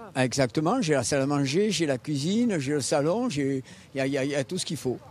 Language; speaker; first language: French; native; French